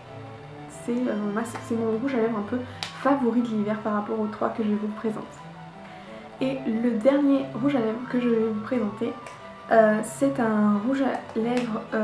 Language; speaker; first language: French; native; French